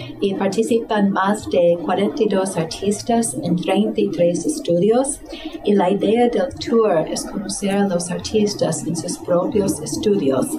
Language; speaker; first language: Spanish; non-native, fluent; English